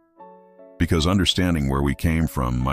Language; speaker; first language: English; native; English